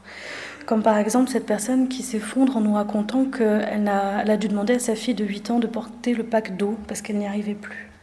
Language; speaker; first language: French; native; French